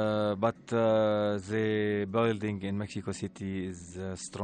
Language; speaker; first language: English; non-native, learner; Arabic